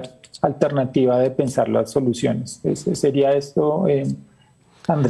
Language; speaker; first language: Spanish; native; Spanish